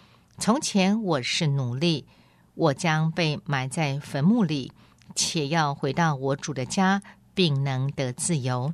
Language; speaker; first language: Chinese; native; Chinese